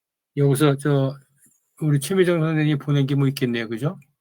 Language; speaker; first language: Korean; native; Korean